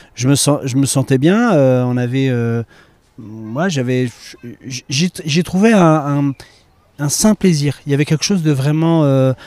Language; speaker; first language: French; native; French